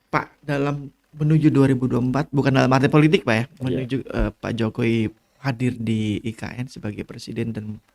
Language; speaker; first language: Indonesian; native; Indonesian